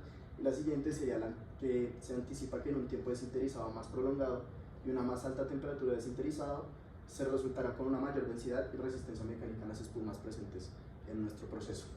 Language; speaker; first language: Spanish; native; Spanish